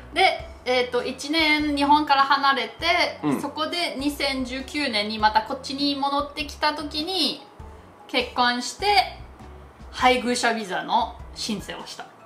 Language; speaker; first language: Japanese; non-native, fluent; German